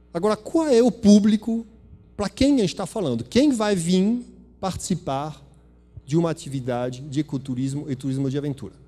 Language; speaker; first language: Portuguese; non-native, fluent; French